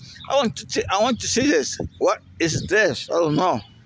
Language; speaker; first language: English; non-native, fluent; Spanish